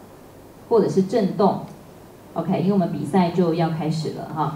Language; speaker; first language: Chinese; native; Chinese